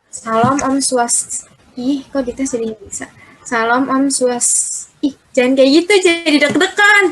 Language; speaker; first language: Indonesian; native; Indonesian